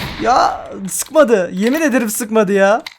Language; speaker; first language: Turkish; native; Turkish